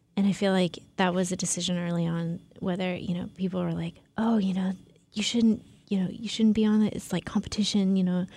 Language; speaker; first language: English; native; English